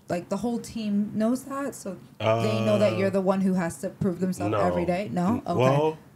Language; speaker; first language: English; native; English